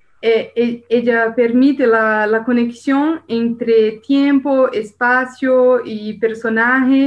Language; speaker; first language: Spanish; non-native, learner; Portuguese